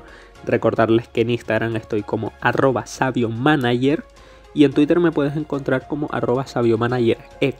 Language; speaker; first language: Spanish; native; Spanish